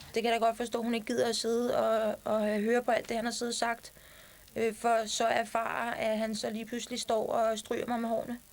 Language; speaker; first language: Danish; native; Danish